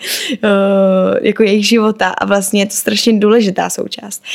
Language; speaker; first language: Czech; native; Czech